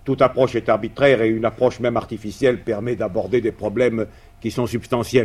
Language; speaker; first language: French; native; French